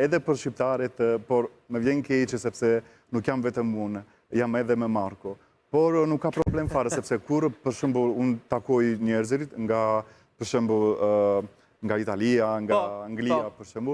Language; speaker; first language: Albanian; non-native, learner; Italian